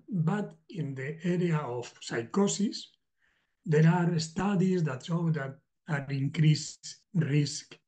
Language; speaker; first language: English; non-native, learner; Spanish